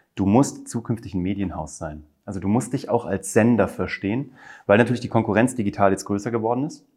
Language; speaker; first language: German; native; German